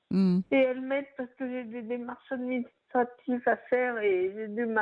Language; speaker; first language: French; native; French